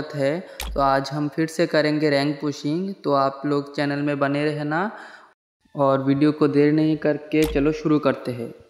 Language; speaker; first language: Hindi; non-native, local second language; Bangla